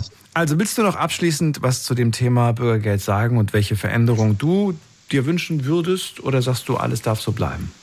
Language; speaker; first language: German; native; German